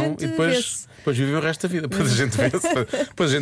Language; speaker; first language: Portuguese; native; Portuguese